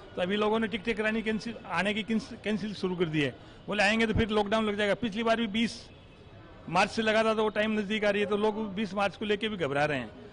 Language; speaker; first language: Hindi; native; Hindi